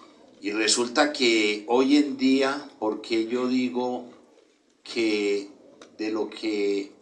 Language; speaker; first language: Spanish; native; Spanish